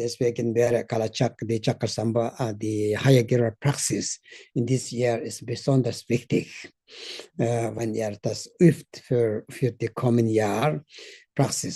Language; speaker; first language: German; non-native, learner; Tibetan